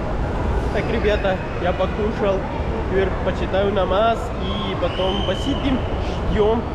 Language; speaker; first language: Russian; non-native, local second language; Kyrgyz